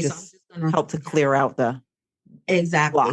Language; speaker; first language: English; native; English